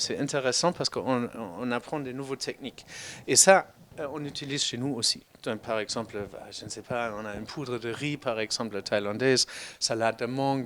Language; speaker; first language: French; non-native, fluent; German